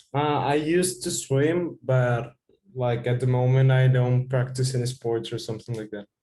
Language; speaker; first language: English; non-native, fluent; Spanish